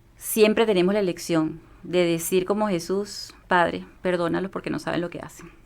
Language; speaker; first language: Spanish; native; Spanish